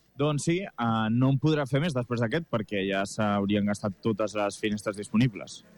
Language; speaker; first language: Catalan; native; Catalan